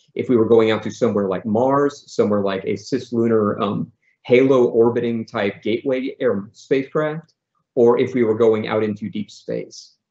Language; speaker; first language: English; native; English